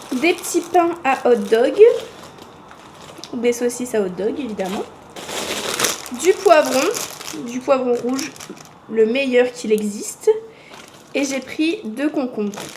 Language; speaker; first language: French; native; French